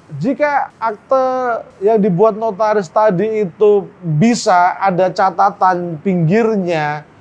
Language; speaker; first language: Indonesian; native; Indonesian